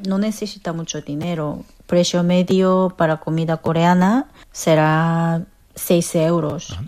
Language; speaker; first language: Spanish; non-native, fluent; Korean